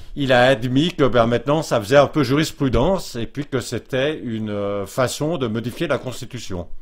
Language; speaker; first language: French; native; French